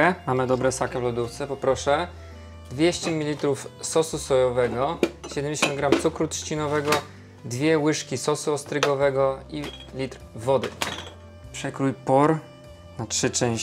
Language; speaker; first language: Polish; native; Polish